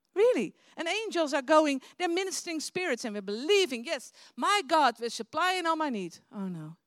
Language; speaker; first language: English; non-native, fluent; Dutch